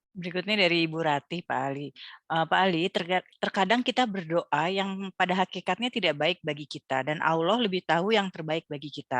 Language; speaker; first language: Indonesian; native; Indonesian